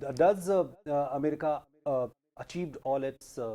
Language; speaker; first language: English; non-native, local second language; Hindi